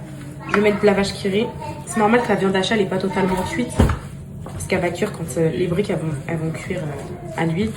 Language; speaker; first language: French; native; French